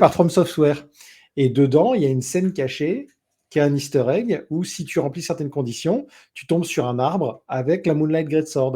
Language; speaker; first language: French; native; French